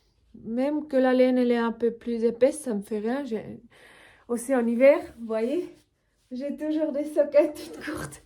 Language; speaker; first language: French; non-native, local second language; Swiss German